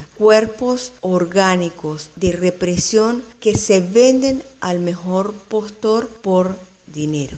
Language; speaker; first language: Spanish; native; Spanish